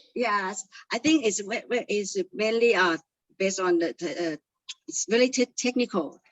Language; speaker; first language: English; non-native, fluent; Thai